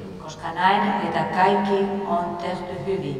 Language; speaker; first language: Finnish; non-native, fluent; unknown